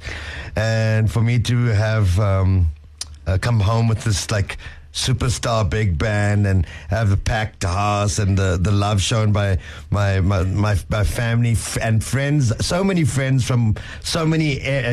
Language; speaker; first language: English; native; English